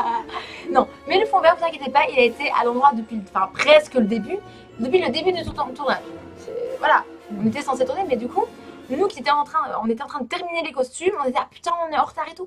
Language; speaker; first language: French; native; French